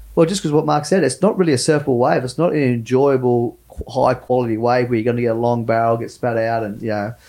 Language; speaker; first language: English; native; English